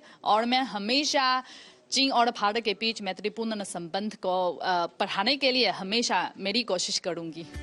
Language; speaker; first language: Hindi; non-native, learner; Chinese